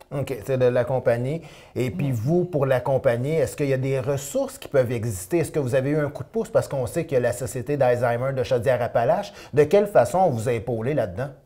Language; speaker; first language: French; native; French